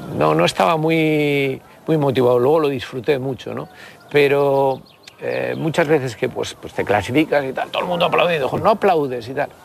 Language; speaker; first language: Spanish; native; Spanish